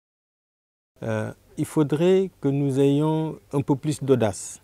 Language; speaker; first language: French; non-native, local second language; Wolof